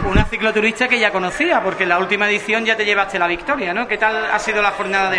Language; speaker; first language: Spanish; native; Spanish